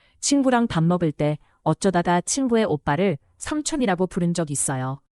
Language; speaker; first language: Korean; non-native, fluent; Chinese